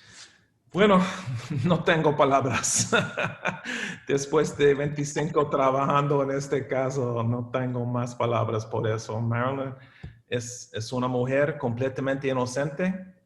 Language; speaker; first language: Spanish; non-native, fluent; English